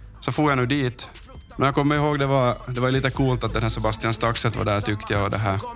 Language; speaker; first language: Swedish; native; Swedish